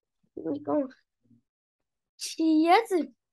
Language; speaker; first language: Chinese; non-native, learner; Vietnamese